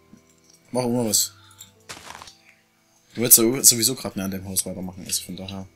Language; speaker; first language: German; native; German